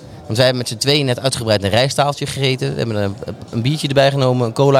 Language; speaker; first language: Dutch; native; Dutch